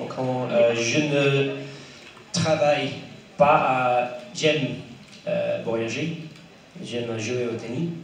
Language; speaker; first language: French; non-native, learner; English